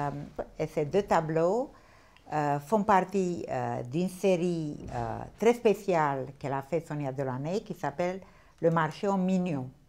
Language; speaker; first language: French; non-native, fluent; Portuguese